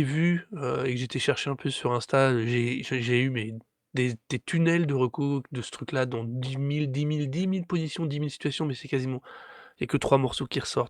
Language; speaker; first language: French; native; French